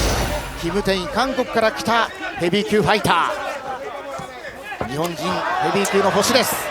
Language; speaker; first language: Japanese; native; Japanese